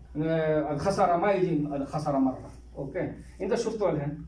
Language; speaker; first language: Arabic; non-native, learner; Hindi